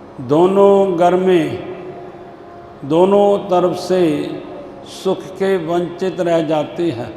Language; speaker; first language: Hindi; non-native, local second language; Punjabi